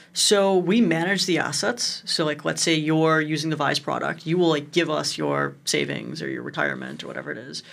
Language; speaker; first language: English; native; English